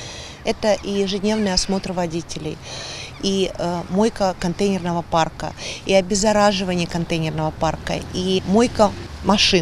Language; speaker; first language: Russian; native; Russian